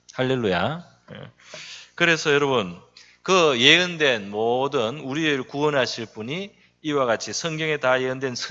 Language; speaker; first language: Korean; native; Korean